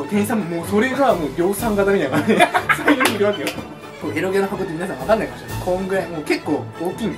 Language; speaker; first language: Japanese; native; Japanese